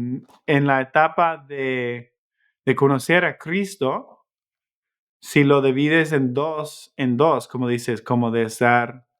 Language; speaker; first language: Spanish; non-native, fluent; English